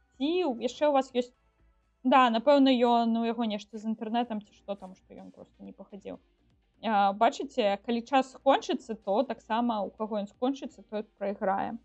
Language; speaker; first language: Belarusian; non-native, local second language; Russian